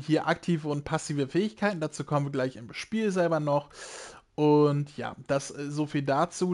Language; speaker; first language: German; native; German